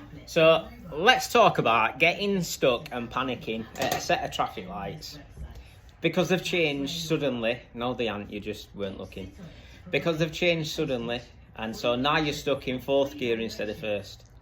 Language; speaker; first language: English; native; English